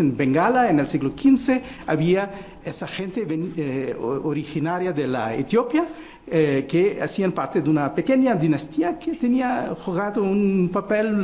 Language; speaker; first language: Spanish; non-native, fluent; Portuguese